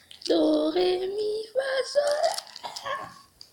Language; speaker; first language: French; native; French